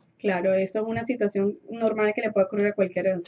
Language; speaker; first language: Spanish; native; Spanish